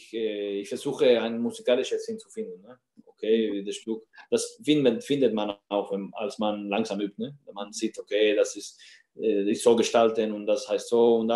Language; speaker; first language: German; non-native, fluent; Spanish